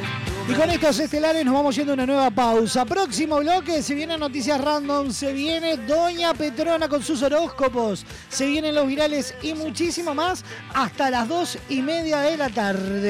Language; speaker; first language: Spanish; native; Spanish